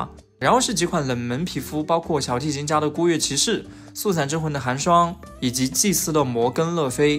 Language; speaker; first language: Chinese; native; Chinese